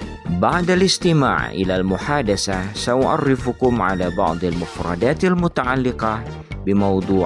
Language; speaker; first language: Arabic; non-native, fluent; Indonesian